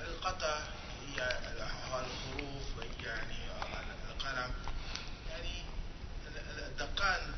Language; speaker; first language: Arabic; non-native, learner; French